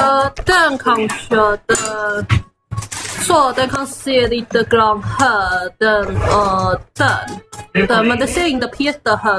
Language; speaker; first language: Swedish; non-native, learner; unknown